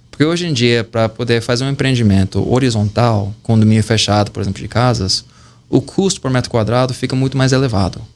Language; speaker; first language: Portuguese; non-native, fluent; English